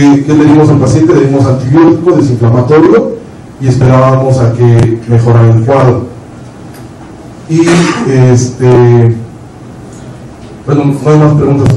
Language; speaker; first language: Spanish; native; Spanish